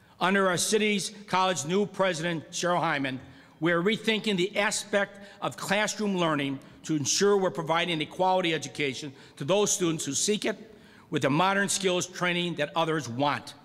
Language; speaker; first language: English; native; English